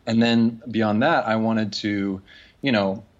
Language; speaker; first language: English; native; English